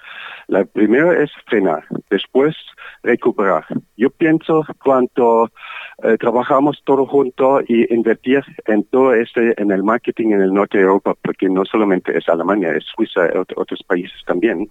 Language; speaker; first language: Spanish; non-native, learner; German